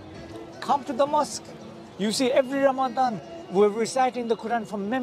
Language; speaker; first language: English; native; English